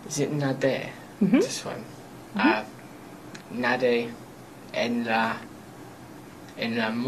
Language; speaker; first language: Spanish; non-native, learner; English